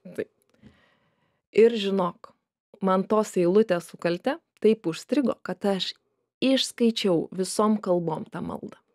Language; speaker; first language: Lithuanian; native; Lithuanian